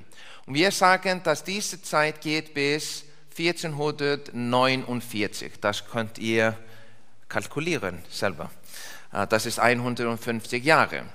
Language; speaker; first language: German; non-native, fluent; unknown